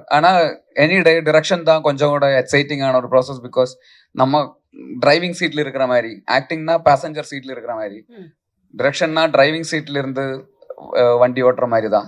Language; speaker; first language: Tamil; non-native, local second language; Malayalam